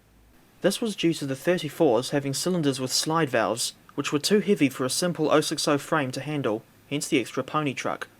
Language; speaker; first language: English; native; English